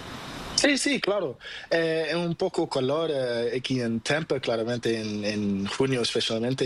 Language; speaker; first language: Spanish; non-native, learner; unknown